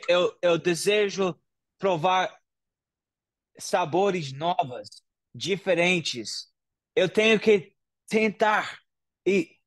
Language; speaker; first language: Portuguese; non-native, fluent; English